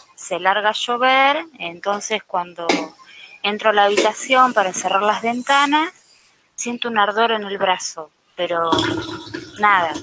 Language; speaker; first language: Spanish; native; Spanish